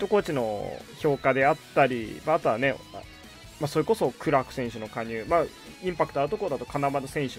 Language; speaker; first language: Japanese; native; Japanese